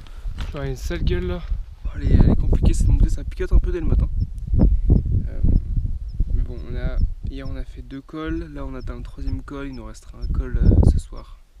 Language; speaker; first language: French; native; French